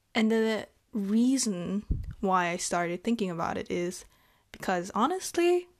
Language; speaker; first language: English; non-native, fluent; Vietnamese